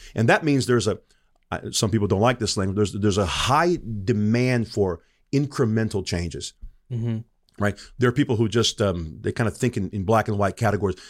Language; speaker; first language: English; non-native, fluent; Portuguese